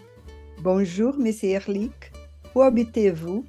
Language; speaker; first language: French; non-native, fluent; Portuguese